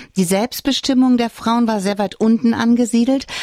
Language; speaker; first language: German; non-native, fluent; Russian